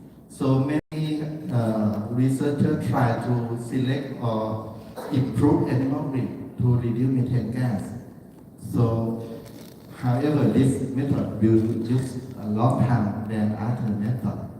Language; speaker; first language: English; non-native, learner; Thai